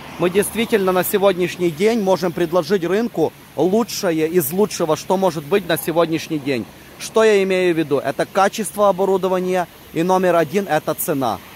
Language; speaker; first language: Russian; non-native, local second language; Ukrainian